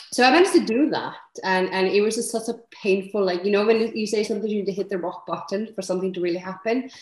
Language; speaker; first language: English; non-native, fluent; Icelandic